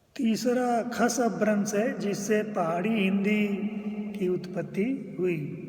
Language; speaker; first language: Hindi; native; Hindi